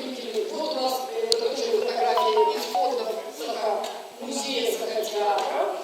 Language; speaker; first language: Russian; native; Russian